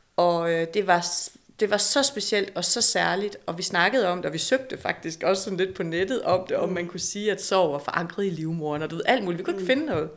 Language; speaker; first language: Danish; native; Danish